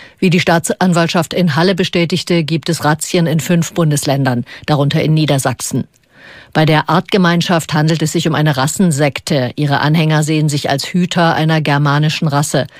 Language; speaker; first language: German; native; German